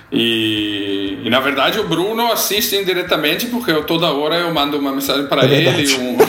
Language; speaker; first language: Portuguese; non-native, fluent; Italian